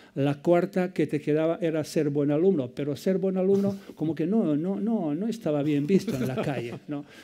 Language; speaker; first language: Spanish; non-native, fluent; Bosnian